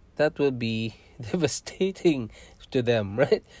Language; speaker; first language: English; non-native, local second language; Cebuano